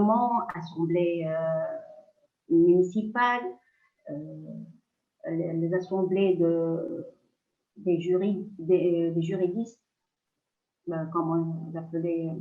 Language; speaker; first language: French; non-native, local second language; Arabic